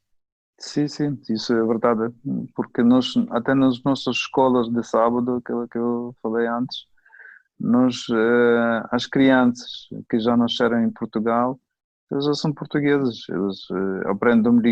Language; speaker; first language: Portuguese; non-native, fluent; Ukrainian